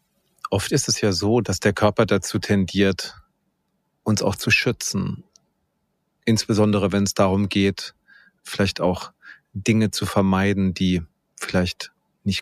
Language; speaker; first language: German; native; German